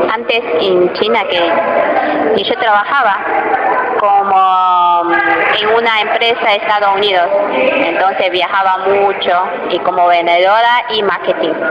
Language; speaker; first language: Spanish; non-native, learner; Chinese